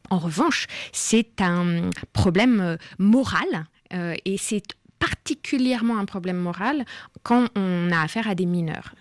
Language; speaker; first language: French; native; French